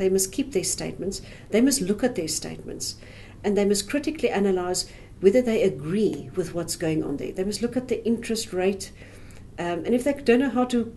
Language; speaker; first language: English; native; English